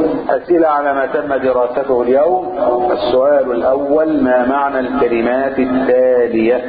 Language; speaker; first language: Arabic; native; Arabic